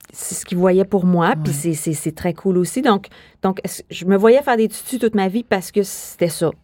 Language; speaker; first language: French; native; French